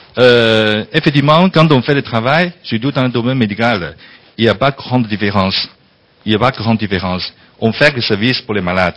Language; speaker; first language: French; non-native, fluent; Chinese